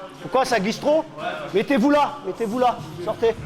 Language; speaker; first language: French; native; French